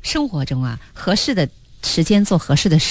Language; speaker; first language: Chinese; native; Chinese